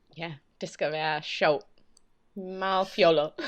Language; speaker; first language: Danish; non-native, learner; English